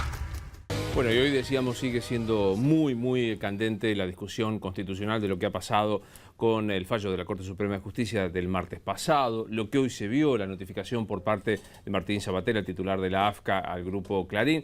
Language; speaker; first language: Spanish; native; Spanish